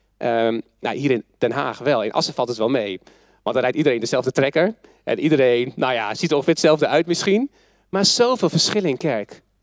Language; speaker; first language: Dutch; native; Dutch